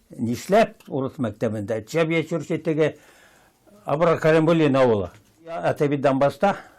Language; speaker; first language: Tatar; native; Tatar